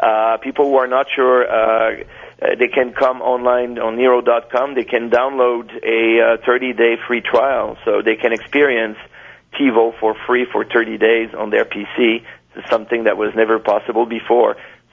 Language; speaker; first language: English; non-native, fluent; French